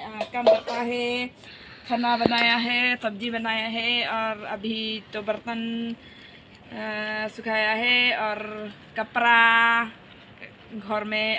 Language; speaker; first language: Hindi; non-native, local second language; Khasi